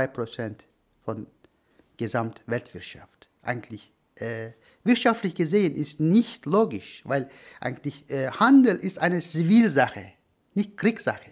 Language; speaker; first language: German; non-native, learner; Turkish